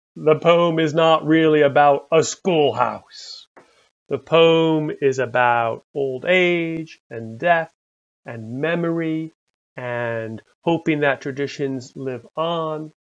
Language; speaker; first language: English; native; English